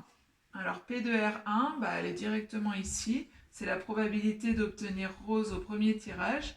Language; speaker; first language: French; native; French